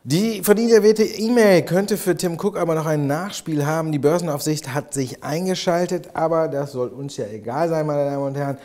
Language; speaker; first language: German; native; German